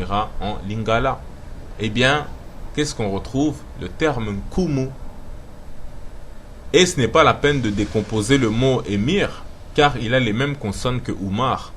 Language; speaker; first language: French; non-native, local second language; Lingala